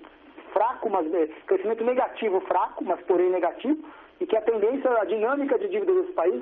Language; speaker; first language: Portuguese; native; Portuguese